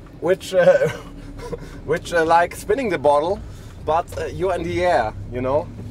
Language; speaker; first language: English; non-native, fluent; German